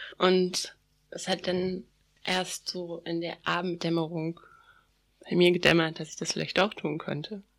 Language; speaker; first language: German; native; German